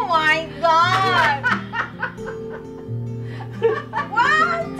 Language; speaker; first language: English; non-native, learner; Vietnamese